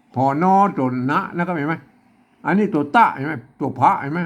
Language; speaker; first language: Thai; non-native, local second language; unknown